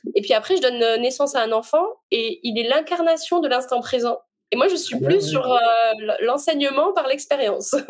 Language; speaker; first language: French; native; French